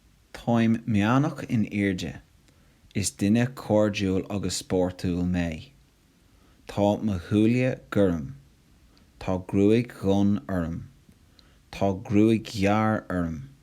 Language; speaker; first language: Irish; non-native, local second language; English